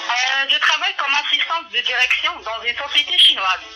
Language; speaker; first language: French; non-native, local second language; Arabic